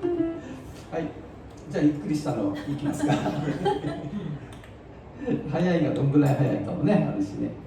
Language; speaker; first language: Japanese; native; Japanese